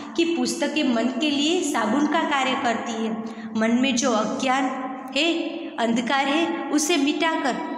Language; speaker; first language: Hindi; non-native, local second language; Gujarati